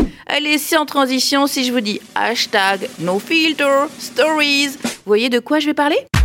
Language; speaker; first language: French; native; French